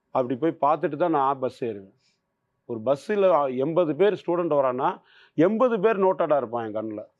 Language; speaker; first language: Tamil; native; Tamil